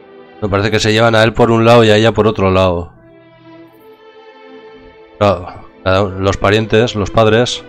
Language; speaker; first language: Spanish; native; Spanish